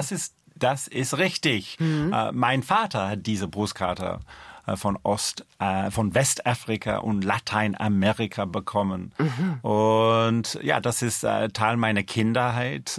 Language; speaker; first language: German; non-native, fluent; English